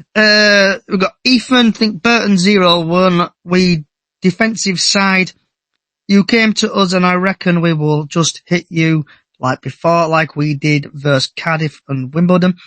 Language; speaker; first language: English; native; English